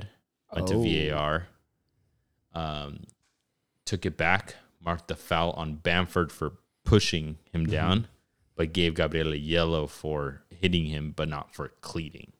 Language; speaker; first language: English; early bilingual, other home language; Spanish